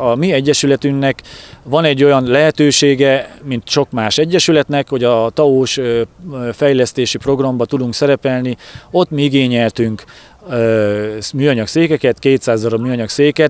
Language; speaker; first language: Hungarian; native; Hungarian